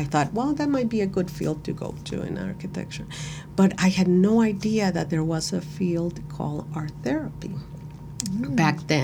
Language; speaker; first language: English; non-native, fluent; Spanish